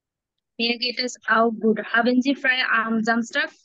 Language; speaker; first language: German; non-native, learner; Bangla